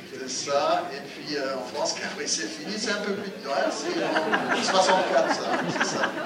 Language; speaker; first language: French; non-native, fluent; German